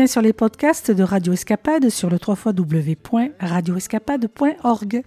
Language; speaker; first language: French; native; French